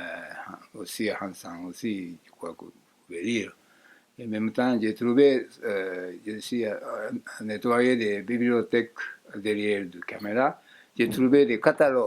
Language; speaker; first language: French; non-native, fluent; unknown